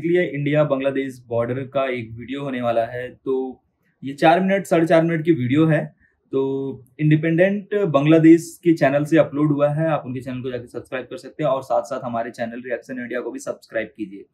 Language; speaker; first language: Hindi; native; Hindi